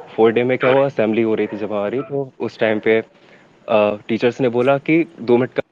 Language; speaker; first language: Hindi; native; Hindi